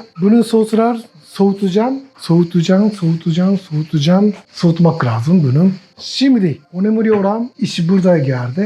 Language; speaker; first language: Turkish; non-native, learner; Japanese